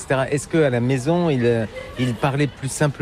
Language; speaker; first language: French; native; French